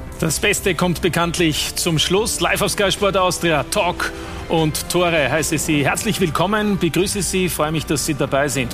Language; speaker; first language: German; native; German